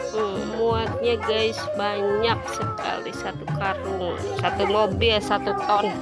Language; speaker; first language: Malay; non-native, local second language; Sundanese